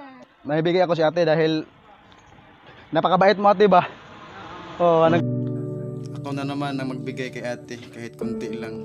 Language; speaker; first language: Filipino; non-native, local second language; Cebuano